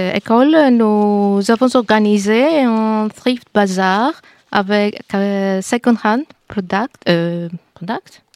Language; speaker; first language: French; non-native, learner; Greek